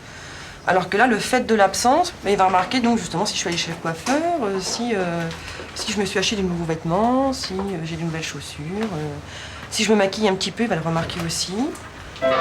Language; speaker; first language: French; native; French